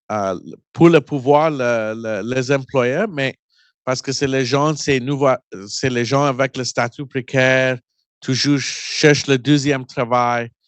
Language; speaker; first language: French; non-native, learner; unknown